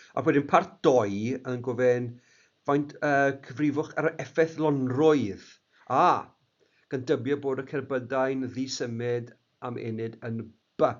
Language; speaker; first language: Welsh; native; Welsh